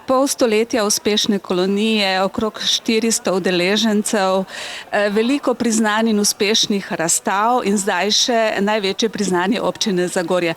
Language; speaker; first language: Slovenian; native; Slovenian